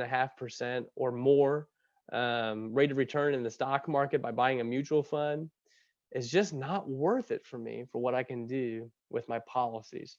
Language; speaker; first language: English; native; English